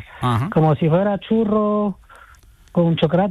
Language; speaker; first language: Spanish; non-native, fluent; Chinese